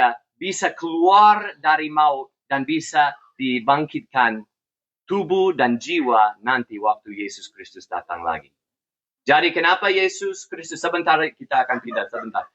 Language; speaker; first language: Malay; non-native, fluent; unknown